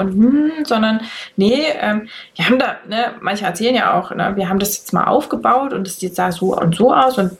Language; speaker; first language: German; native; German